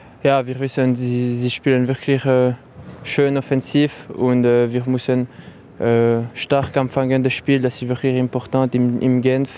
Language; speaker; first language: German; non-native, learner; French